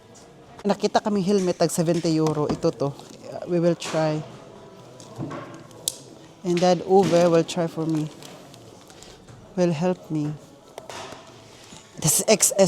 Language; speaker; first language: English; non-native, local second language; Filipino